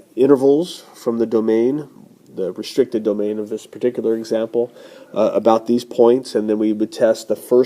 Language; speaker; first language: English; native; English